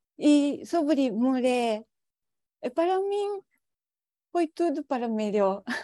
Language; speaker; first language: Portuguese; non-native, learner; Japanese